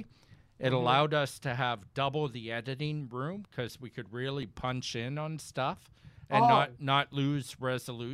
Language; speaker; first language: English; native; English